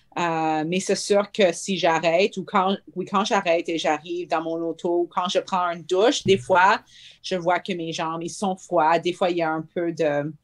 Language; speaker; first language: French; native; French